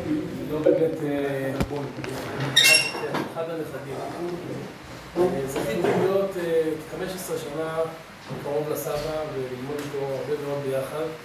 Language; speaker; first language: Hebrew; native; Hebrew